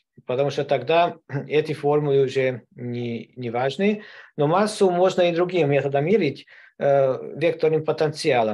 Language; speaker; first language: Russian; non-native, learner; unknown